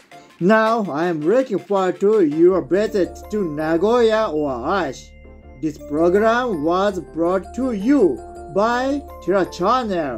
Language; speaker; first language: English; non-native, learner; Japanese